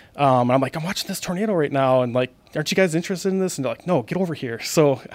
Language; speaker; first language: English; native; English